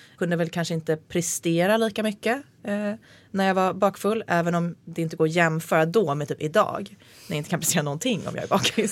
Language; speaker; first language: Swedish; native; Swedish